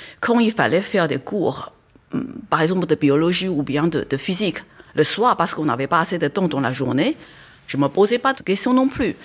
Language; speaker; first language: French; non-native, fluent; Chinese